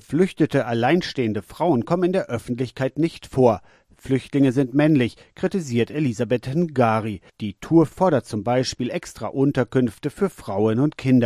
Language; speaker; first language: German; native; German